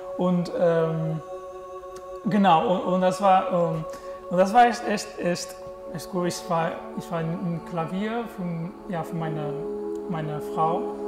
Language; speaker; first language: German; non-native, learner; Portuguese